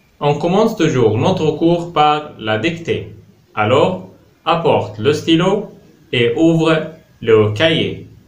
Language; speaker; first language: French; non-native, fluent; Arabic